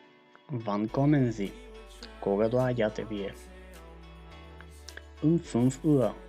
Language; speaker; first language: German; non-native, fluent; Macedonian